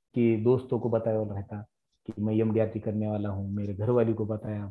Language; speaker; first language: Hindi; non-native, local second language; Marathi